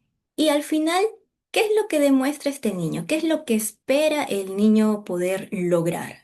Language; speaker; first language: Spanish; native; Spanish